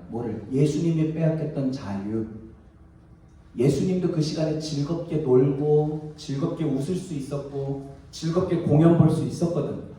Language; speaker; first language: Korean; native; Korean